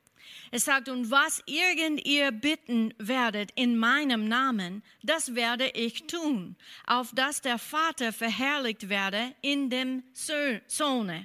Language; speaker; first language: German; non-native, fluent; English